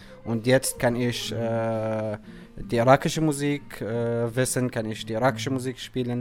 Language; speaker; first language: German; non-native, fluent; Arabic